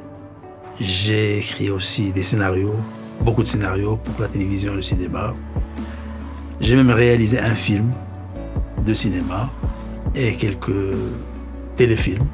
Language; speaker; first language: French; non-native, local second language; Arabic